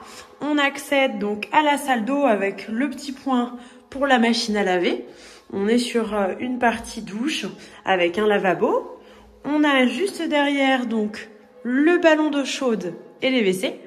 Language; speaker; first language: French; native; French